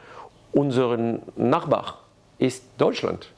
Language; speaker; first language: German; non-native, learner; French